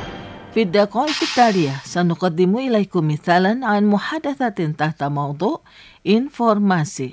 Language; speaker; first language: Arabic; non-native, fluent; Indonesian